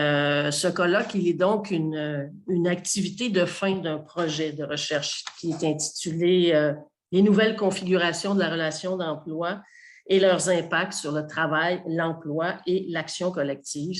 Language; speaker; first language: French; native; French